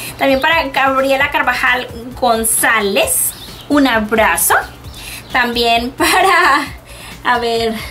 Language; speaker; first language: Spanish; early bilingual, heritage; Spanish